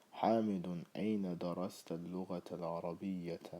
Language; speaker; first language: Arabic; non-native, fluent; English